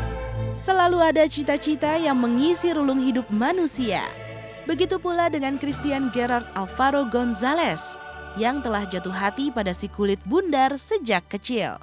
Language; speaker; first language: Indonesian; native; Indonesian